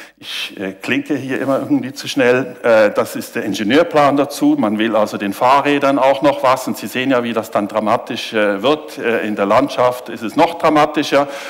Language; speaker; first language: German; native; German